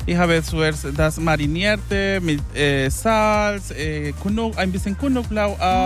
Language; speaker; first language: German; non-native, fluent; Spanish